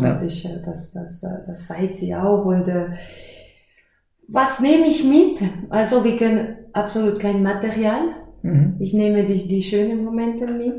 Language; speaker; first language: German; non-native, fluent; French